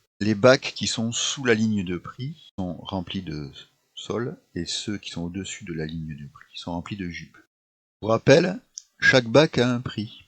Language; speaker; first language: French; native; French